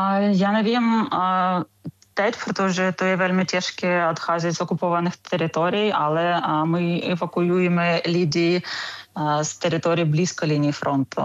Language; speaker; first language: Czech; non-native, learner; Ukrainian